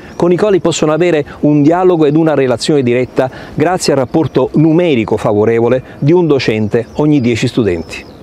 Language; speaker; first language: Italian; native; Italian